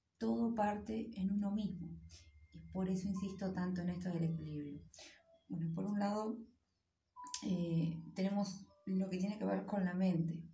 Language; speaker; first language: Spanish; native; Spanish